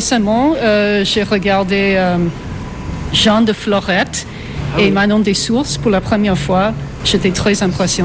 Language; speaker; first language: French; non-native, fluent; English